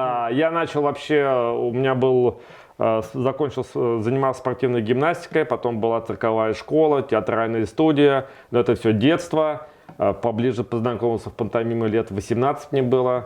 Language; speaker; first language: Russian; native; Russian